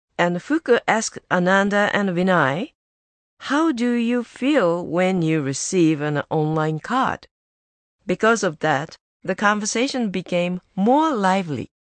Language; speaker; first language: English; non-native, fluent; Japanese